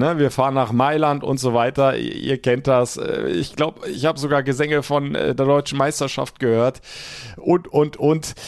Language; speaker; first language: German; native; German